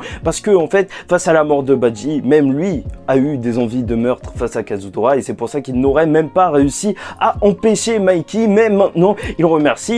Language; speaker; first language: French; native; French